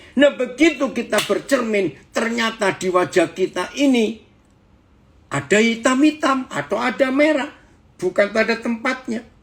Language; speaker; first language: Indonesian; native; Indonesian